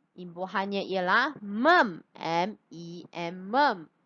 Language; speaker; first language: Malay; non-native, local second language; Chinese